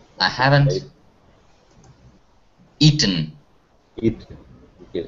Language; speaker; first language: English; non-native, fluent; Russian